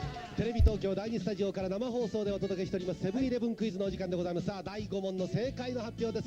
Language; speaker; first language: Japanese; native; Japanese